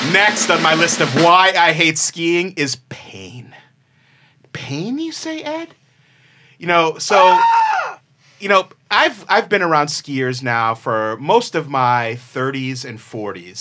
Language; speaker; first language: English; native; English